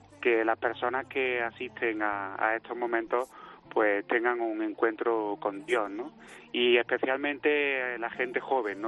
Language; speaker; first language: Spanish; native; Spanish